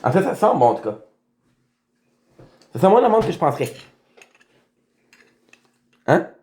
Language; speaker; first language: French; native; French